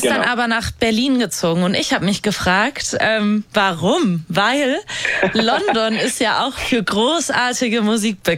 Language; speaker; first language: German; native; German